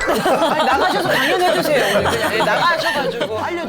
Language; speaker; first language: Korean; native; Korean